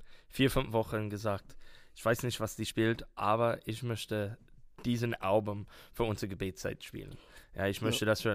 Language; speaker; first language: German; non-native, learner; English